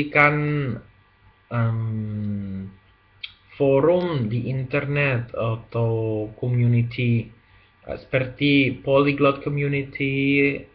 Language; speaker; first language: Indonesian; non-native, learner; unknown